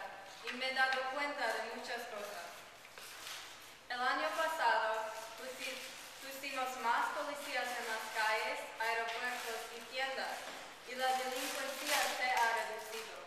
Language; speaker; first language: Spanish; non-native, learner; English